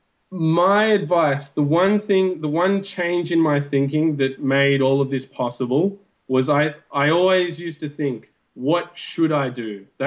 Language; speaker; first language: English; native; English